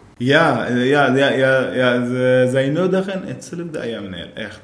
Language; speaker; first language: Dutch; non-native, learner; Arabic